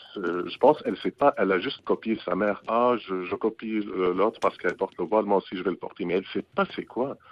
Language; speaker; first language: French; non-native, local second language; Arabic